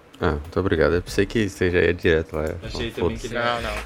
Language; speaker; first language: Portuguese; native; Portuguese